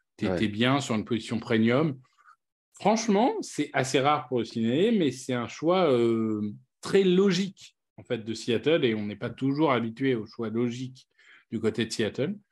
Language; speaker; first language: French; native; French